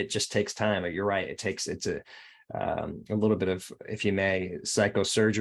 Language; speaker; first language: English; native; English